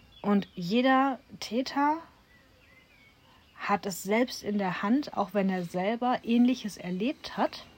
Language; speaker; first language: German; native; German